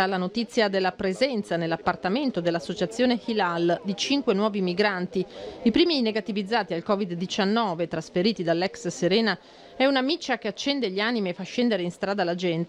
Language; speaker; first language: Italian; native; Italian